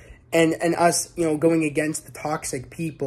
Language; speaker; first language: English; native; English